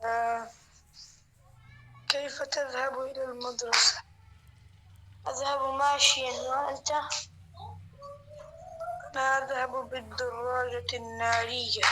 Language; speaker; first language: Arabic; non-native, learner; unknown